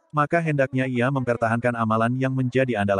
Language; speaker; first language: Indonesian; native; Indonesian